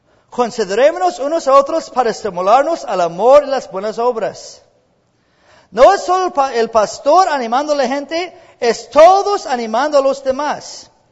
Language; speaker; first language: Spanish; non-native, fluent; English